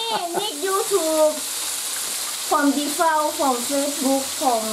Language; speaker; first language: German; non-native, learner; Thai